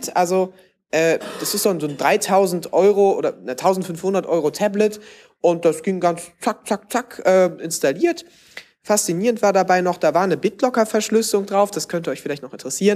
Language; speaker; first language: German; native; German